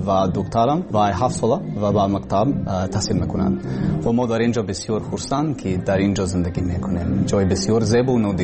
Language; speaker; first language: Persian; non-native, learner; English